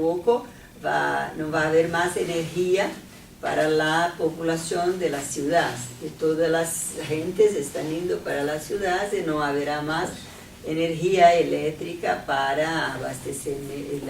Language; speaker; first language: Spanish; non-native, fluent; Portuguese